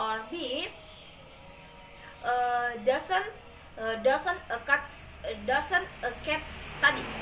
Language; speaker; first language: English; non-native, learner; Indonesian